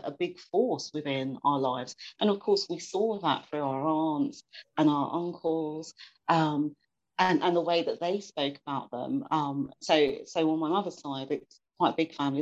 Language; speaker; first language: English; native; English